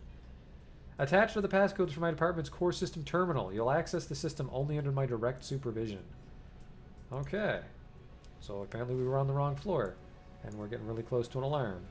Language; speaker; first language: English; native; English